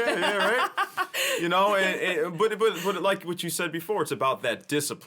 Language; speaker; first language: English; native; English